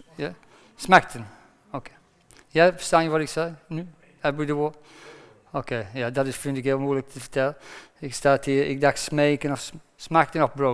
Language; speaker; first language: Dutch; non-native, fluent; English